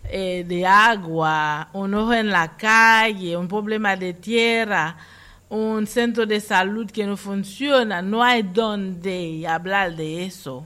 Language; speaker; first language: Spanish; non-native, fluent; Haitian Creole